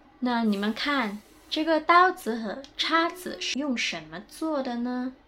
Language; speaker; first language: Chinese; non-native, fluent; Indonesian